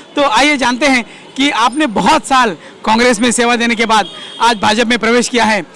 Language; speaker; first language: Hindi; non-native, local second language; Marathi